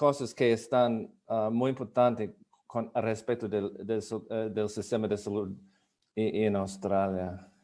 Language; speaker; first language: Spanish; non-native, fluent; English